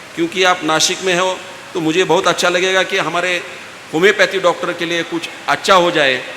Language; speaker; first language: Hindi; non-native, local second language; Marathi